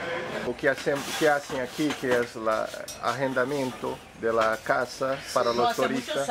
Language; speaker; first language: Spanish; non-native, learner; Portuguese